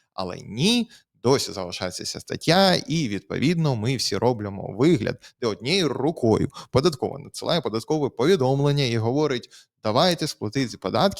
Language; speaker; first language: Ukrainian; native; Ukrainian